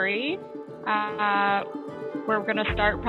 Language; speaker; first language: English; native; English